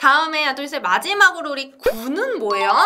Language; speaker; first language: Korean; native; Korean